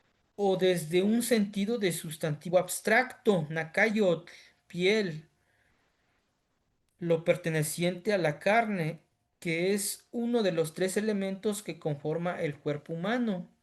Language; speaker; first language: Spanish; native; Spanish